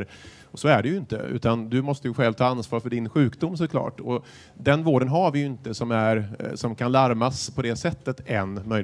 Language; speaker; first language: Swedish; native; Swedish